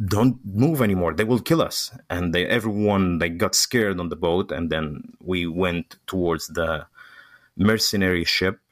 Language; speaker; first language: English; non-native, fluent; Arabic